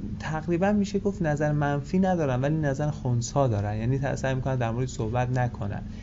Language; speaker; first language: Persian; native; Persian